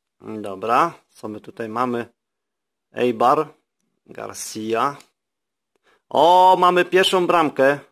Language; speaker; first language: Polish; native; Polish